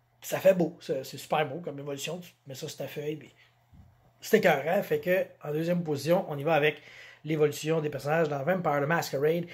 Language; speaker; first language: French; native; French